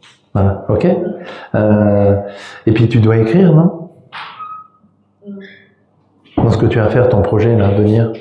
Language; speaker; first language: French; native; French